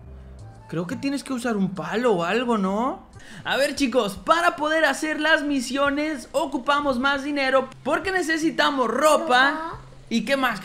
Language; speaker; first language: Spanish; native; Spanish